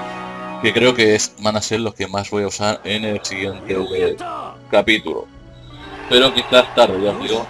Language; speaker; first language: Spanish; native; Spanish